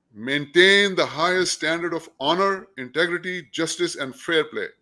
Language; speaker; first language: English; non-native, local second language; Urdu